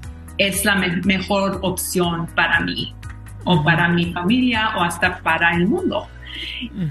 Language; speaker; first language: Spanish; early bilingual, heritage; Spanish